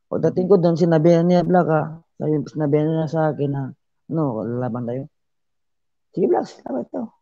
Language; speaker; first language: Filipino; non-native, local second language; Cebuano